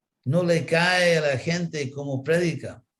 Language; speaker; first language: Spanish; non-native, fluent; English